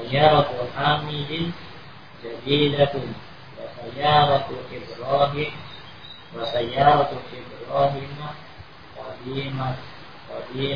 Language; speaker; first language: Arabic; non-native, learner; Indonesian